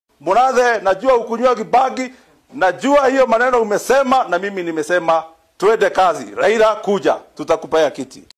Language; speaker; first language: Swahili; non-native, local second language; Kikuyu